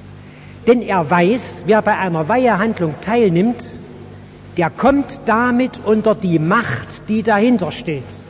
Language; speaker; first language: German; native; German